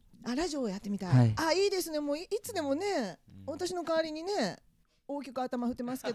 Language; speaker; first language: Japanese; native; Japanese